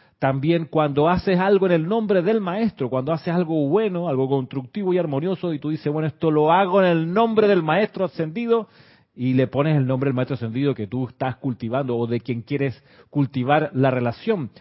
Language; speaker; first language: Spanish; native; Spanish